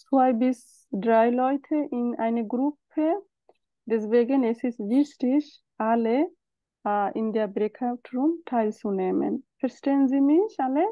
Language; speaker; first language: German; non-native, fluent; Bangla